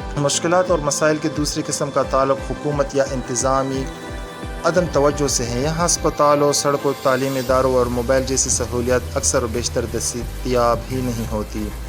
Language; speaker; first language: Urdu; non-native, local second language; Khowar